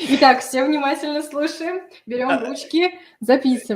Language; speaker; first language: Russian; native; Russian